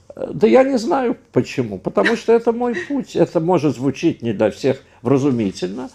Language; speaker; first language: Russian; native; Russian